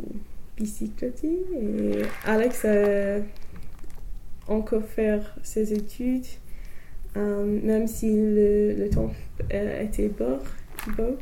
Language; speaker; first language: French; non-native, learner; English